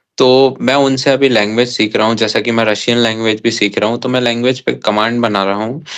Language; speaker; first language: Hindi; native; Hindi